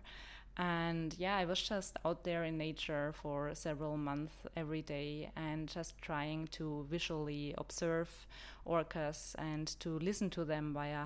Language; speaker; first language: English; non-native, fluent; German